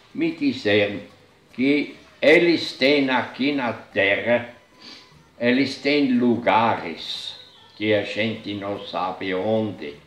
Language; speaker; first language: Portuguese; non-native, fluent; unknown